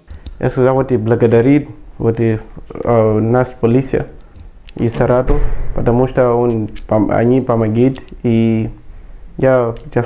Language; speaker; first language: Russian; non-native, learner; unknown